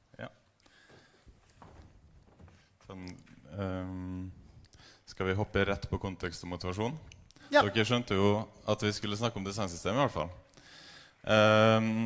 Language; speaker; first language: Norwegian; native; Norwegian